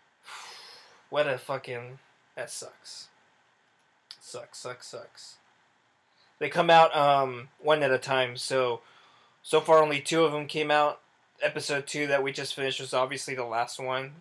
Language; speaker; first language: English; native; English